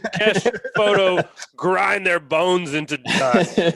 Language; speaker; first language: English; native; English